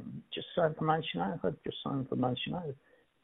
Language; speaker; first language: English; native; English